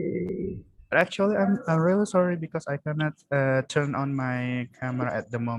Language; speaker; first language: English; non-native, learner; Indonesian